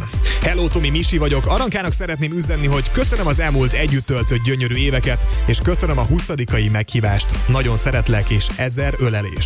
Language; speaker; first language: Hungarian; native; Hungarian